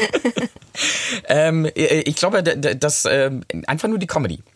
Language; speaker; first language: German; non-native, fluent; English